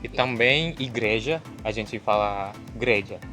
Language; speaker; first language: Portuguese; non-native, fluent; Indonesian